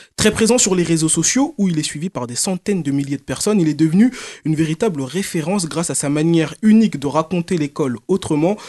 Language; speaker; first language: French; native; French